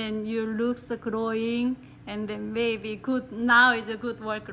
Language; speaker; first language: English; non-native, learner; Korean